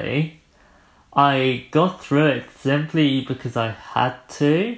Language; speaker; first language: English; native; English